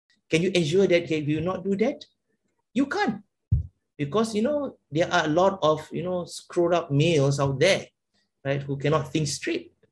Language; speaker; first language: English; non-native, local second language; Malay